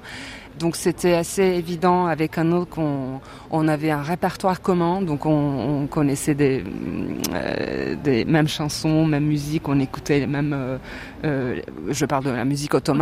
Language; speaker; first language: French; non-native, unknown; Turkish